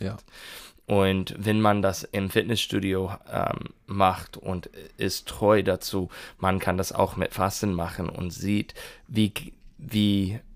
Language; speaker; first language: German; non-native, learner; English